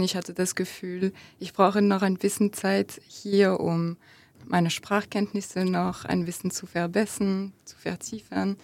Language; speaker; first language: German; non-native, fluent; French